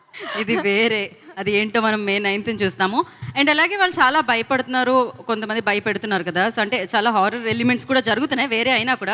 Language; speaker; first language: Telugu; native; Telugu